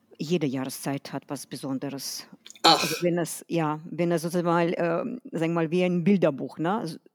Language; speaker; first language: German; non-native, fluent; Russian